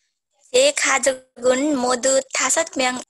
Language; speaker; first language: Korean; non-native, learner; Nepali